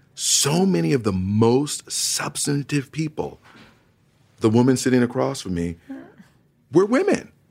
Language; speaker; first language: English; native; English